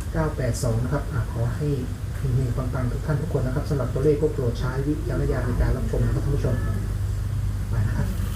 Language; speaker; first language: Thai; native; Thai